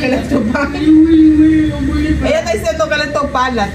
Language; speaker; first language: Spanish; native; Spanish